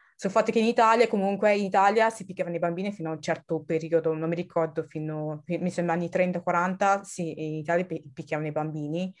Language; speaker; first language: Italian; early bilingual, other home language; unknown